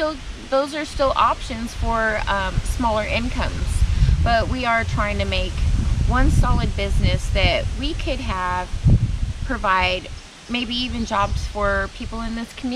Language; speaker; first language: English; native; English